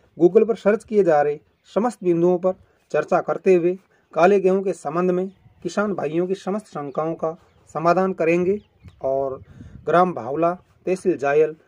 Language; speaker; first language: Hindi; native; Hindi